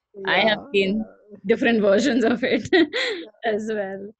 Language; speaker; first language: English; non-native, local second language; Gujarati